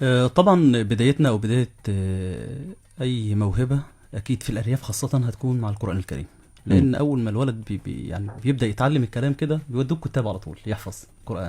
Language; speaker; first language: Arabic; native; Arabic